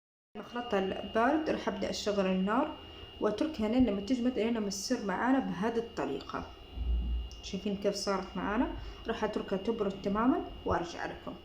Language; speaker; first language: Arabic; native; Arabic